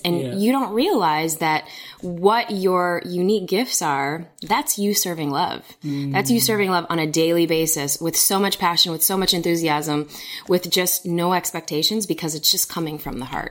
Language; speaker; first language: English; native; English